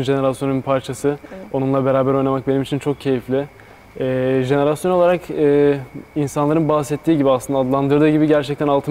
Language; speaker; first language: Turkish; native; Turkish